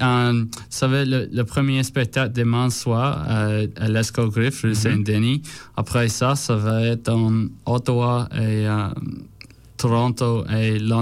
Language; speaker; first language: French; non-native, learner; English